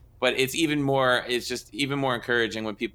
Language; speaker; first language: English; native; English